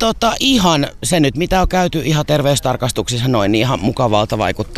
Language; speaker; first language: Finnish; native; Finnish